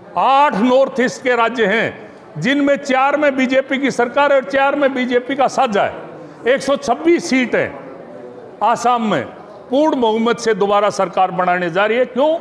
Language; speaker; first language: Hindi; native; Hindi